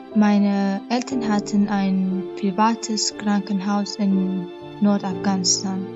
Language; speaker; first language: German; non-native, fluent; Persian